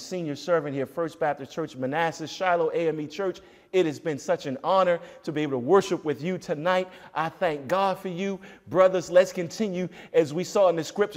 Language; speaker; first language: English; native; English